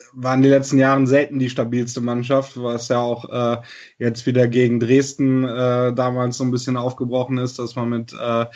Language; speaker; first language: German; native; German